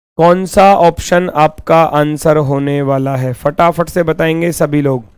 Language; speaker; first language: Hindi; native; Hindi